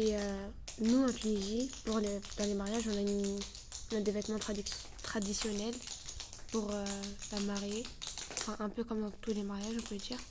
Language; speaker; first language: French; early bilingual, other home language; Arabic